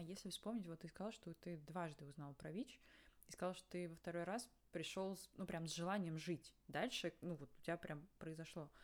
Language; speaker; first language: Russian; native; Russian